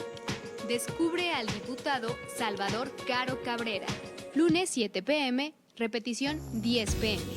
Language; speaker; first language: Spanish; native; Spanish